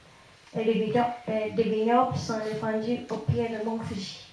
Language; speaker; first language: French; non-native, fluent; Japanese